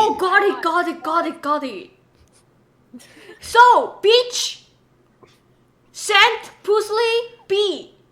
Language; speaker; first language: English; non-native, learner; Korean